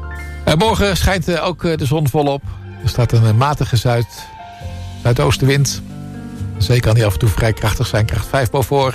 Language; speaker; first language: Dutch; native; Dutch